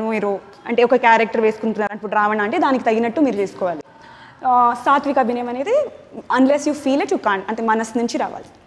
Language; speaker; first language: Telugu; non-native, local second language; Tamil